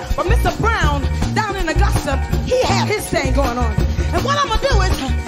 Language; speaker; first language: English; native; English